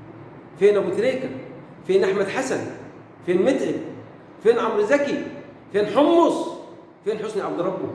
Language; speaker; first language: Arabic; native; Arabic